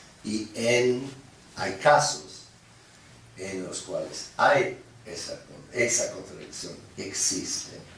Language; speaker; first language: Spanish; non-native, fluent; English